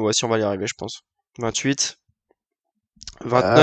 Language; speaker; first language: French; native; French